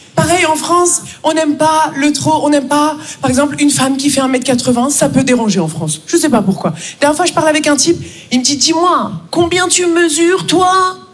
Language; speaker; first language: French; native; French